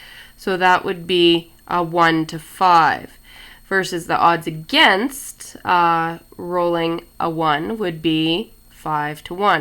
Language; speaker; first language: English; native; English